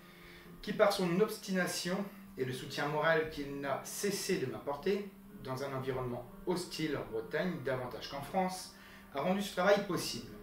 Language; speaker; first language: French; native; French